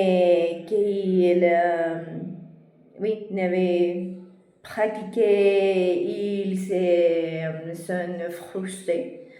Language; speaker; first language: French; non-native, fluent; Spanish